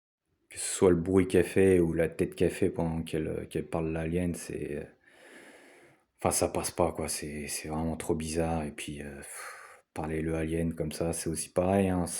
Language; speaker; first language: French; native; French